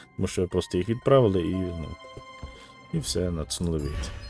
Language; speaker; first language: Ukrainian; native; Ukrainian